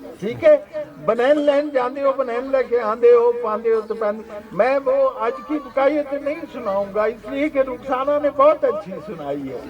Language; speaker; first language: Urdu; non-native, local second language; Punjabi